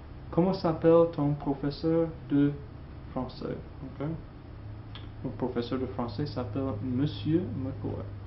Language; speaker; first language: French; non-native, fluent; English